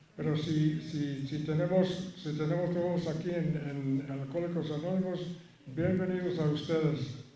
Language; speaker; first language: Spanish; early bilingual, heritage; Spanish